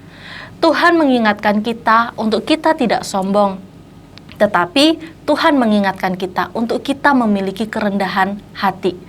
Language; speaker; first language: Indonesian; native; Indonesian